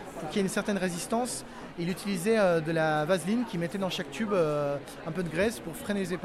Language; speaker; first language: French; native; French